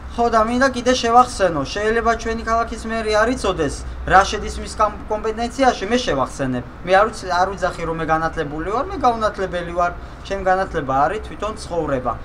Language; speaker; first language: Georgian; non-native, local second language; Armenian